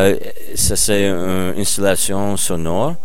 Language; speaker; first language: French; non-native, learner; English